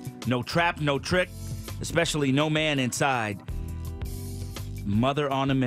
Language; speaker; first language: English; native; English